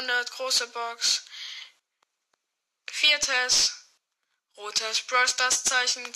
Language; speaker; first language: German; native; German